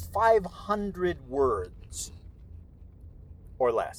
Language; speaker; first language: English; early bilingual, other home language; Spanish